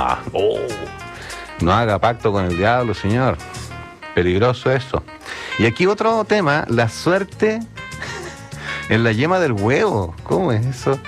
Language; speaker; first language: Spanish; native; Spanish